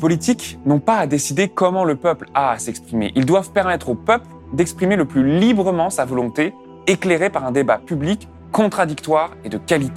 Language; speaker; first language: French; native; French